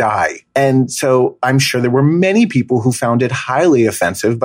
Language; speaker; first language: English; native; English